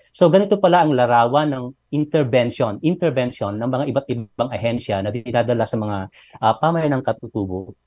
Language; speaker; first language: Filipino; non-native, local second language; Iloko